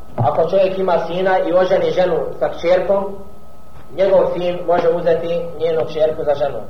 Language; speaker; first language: Bosnian; non-native, fluent; Arabic